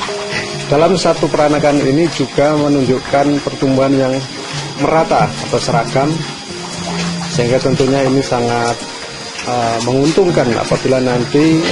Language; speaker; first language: Indonesian; native; Indonesian